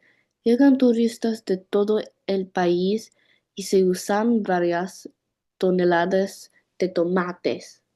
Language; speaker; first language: Spanish; non-native, learner; English